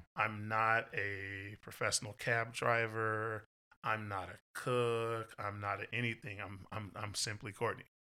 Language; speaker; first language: English; native; English